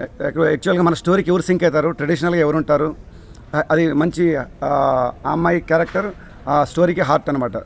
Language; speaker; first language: Telugu; native; Telugu